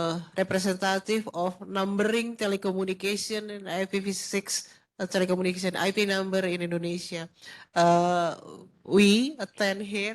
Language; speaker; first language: English; non-native, learner; Indonesian